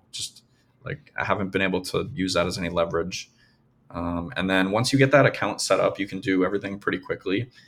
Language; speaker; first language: English; native; English